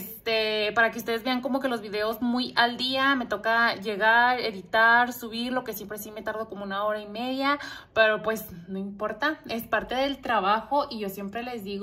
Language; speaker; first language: Spanish; native; Spanish